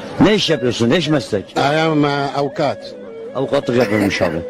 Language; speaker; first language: Turkish; non-native, learner; Arabic